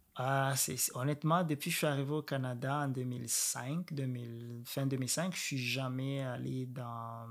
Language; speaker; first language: French; non-native, local second language; Rundi